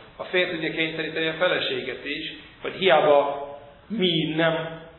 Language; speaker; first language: Hungarian; non-native, fluent; English